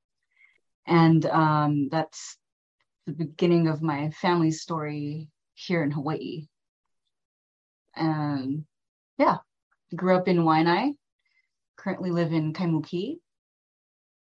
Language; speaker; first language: English; early bilingual, other home language; Filipino